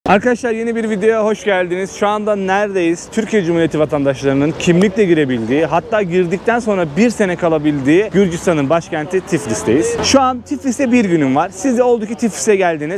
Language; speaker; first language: Turkish; native; Turkish